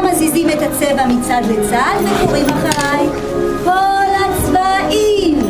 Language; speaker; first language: Hebrew; native; Hebrew